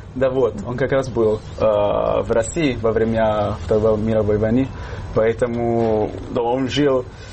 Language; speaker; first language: Russian; non-native, fluent; Italian